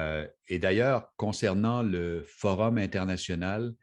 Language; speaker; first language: French; native; French